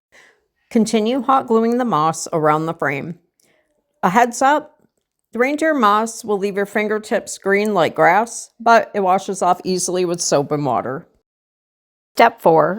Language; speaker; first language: English; native; English